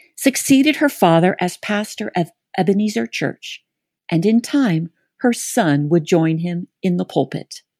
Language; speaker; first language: English; native; English